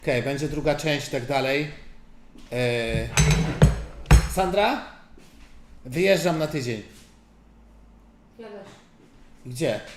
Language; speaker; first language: Polish; native; Polish